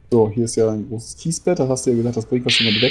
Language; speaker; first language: German; native; German